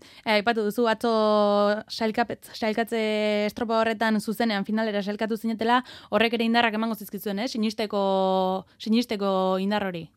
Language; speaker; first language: Basque; native; Basque